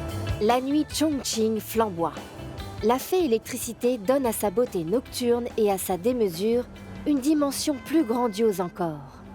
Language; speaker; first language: French; native; French